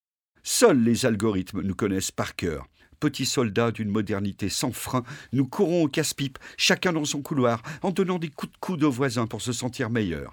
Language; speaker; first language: French; native; French